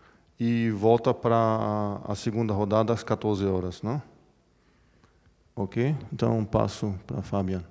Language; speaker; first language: Portuguese; non-native, fluent; German